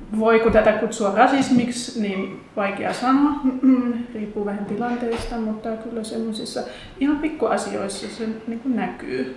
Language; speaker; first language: Finnish; non-native, fluent; German